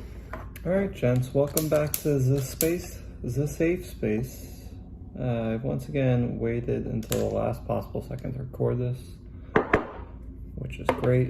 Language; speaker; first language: English; native; English